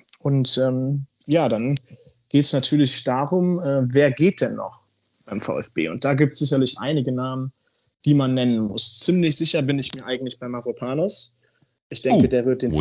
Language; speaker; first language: German; native; German